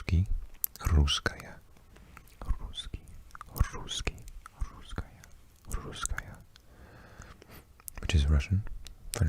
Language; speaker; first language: Russian; non-native, learner; English